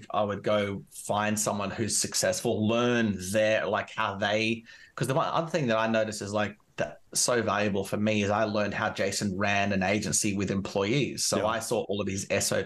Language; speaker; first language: English; native; English